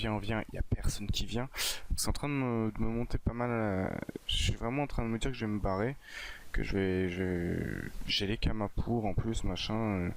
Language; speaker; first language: French; native; French